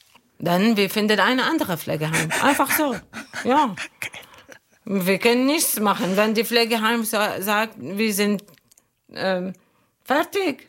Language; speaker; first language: German; non-native, learner; Arabic